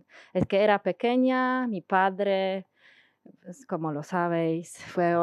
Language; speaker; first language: Spanish; non-native, learner; Polish